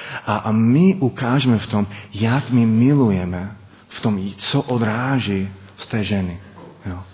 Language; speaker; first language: Czech; non-native, learner; English